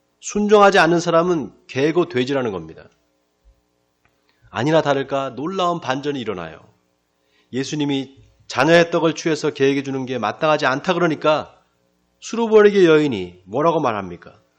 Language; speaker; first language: Korean; native; Korean